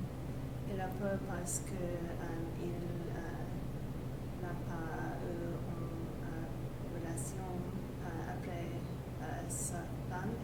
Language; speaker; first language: French; non-native, learner; English